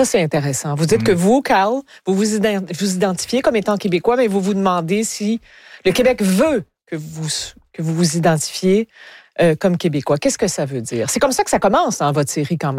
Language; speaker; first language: French; native; French